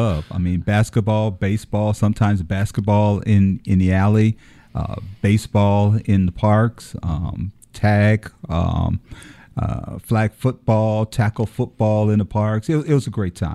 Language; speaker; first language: English; native; English